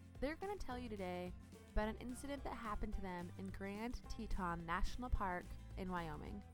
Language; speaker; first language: English; native; English